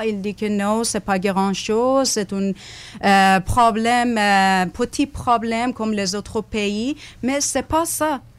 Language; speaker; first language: French; non-native, fluent; Persian